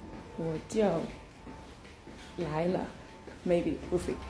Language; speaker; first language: Chinese; non-native, learner; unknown